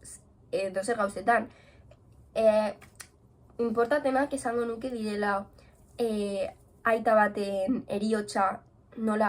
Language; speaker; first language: Basque; non-native, local second language; Spanish